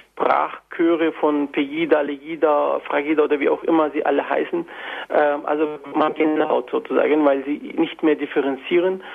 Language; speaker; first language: German; non-native, fluent; Turkish